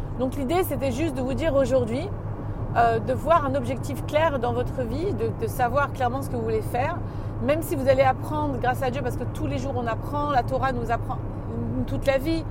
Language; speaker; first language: French; native; French